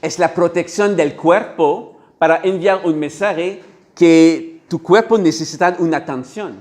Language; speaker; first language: Spanish; non-native, learner; French